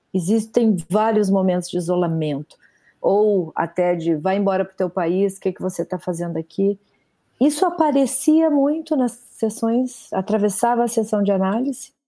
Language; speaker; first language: Portuguese; native; Portuguese